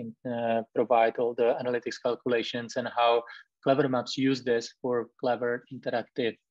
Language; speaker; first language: English; non-native, fluent; Czech